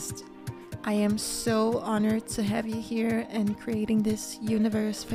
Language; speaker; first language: English; non-native, fluent; Danish